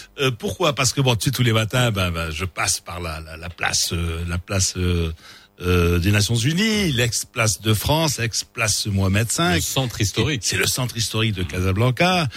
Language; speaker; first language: French; non-native, local second language; Arabic